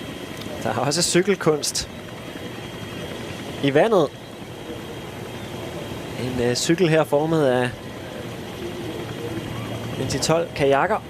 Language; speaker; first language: Danish; native; Danish